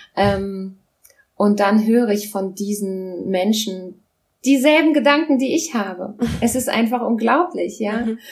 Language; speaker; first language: German; non-native, local second language; Russian